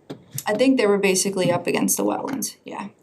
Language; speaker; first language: English; native; English